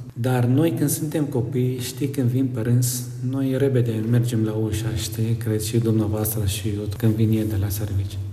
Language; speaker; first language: Romanian; non-native, fluent; Arabic